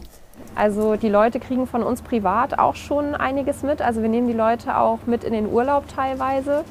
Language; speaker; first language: German; native; German